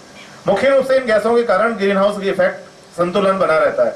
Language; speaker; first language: Hindi; native; Hindi